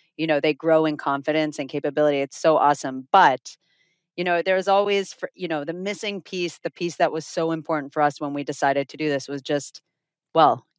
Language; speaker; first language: English; non-native, fluent; Finnish